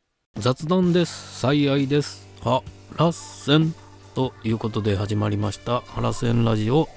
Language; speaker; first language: Japanese; native; Japanese